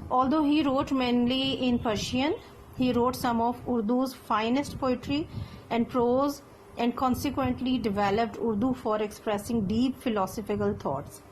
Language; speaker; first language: English; non-native, local second language; Urdu